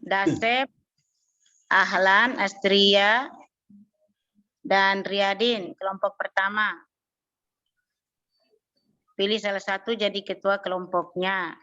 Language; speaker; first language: Indonesian; native; Indonesian